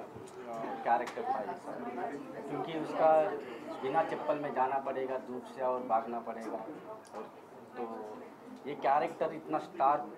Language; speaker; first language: Hindi; non-native, local second language; Marathi